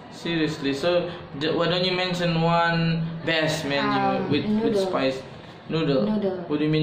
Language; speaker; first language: English; non-native, fluent; Indonesian